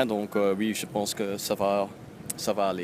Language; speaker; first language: French; non-native, local second language; Dutch